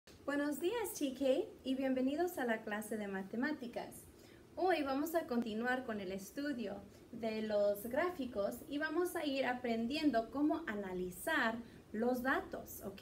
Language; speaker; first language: Spanish; early bilingual, heritage; Spanish